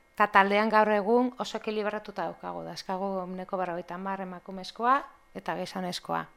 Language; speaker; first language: Basque; non-native, local second language; Spanish